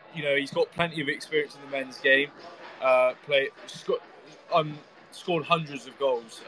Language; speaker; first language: English; native; English